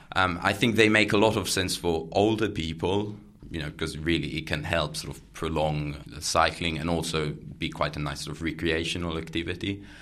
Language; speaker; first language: English; non-native, fluent; Catalan